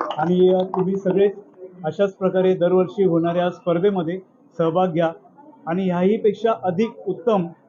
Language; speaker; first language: Marathi; native; Marathi